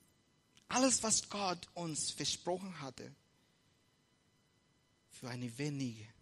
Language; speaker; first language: German; non-native, fluent; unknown